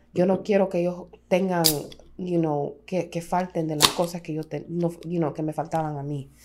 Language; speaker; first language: Spanish; early bilingual, heritage; Spanish